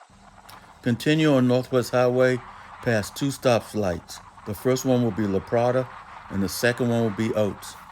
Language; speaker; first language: English; native; English